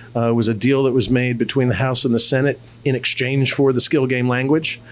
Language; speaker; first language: English; native; English